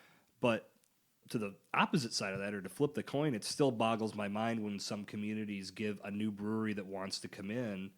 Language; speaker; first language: English; native; English